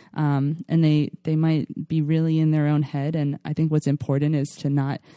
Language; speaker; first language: English; native; English